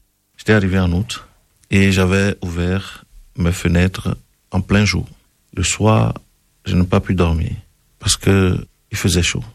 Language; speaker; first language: French; non-native, local second language; Ewe